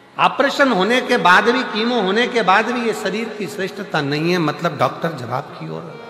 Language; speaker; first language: Hindi; native; Hindi